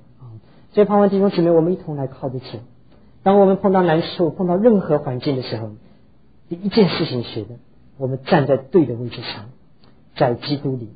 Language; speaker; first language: Chinese; native; Chinese